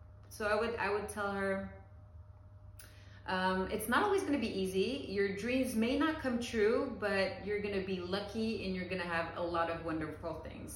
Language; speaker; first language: English; early bilingual, heritage; English